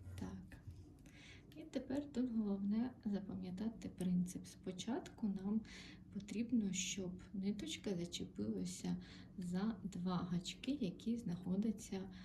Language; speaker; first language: Ukrainian; non-native, local second language; Russian